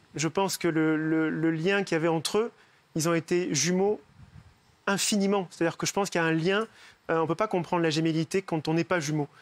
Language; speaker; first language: French; native; French